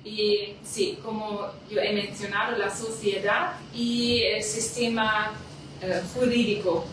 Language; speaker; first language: Spanish; non-native, learner; German